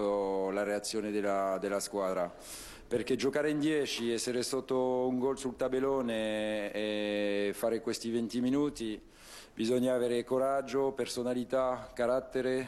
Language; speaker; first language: Italian; non-native, fluent; French